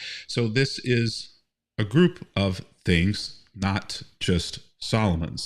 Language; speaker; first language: English; native; English